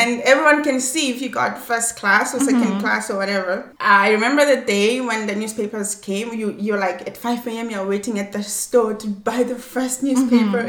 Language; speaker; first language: English; non-native, local second language; Swati